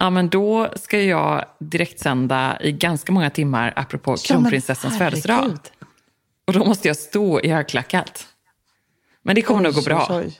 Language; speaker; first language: Swedish; native; Swedish